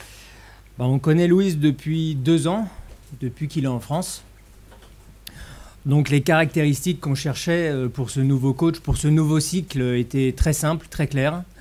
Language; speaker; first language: French; native; French